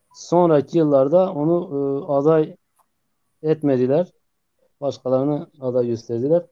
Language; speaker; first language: Turkish; non-native, local second language; Zaza